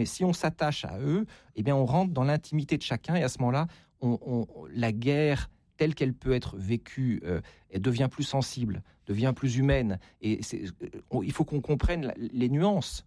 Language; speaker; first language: French; native; French